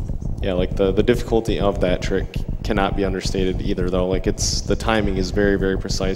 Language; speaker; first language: English; native; English